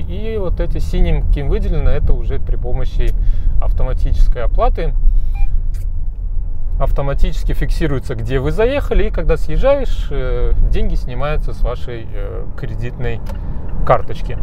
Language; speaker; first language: Russian; native; Russian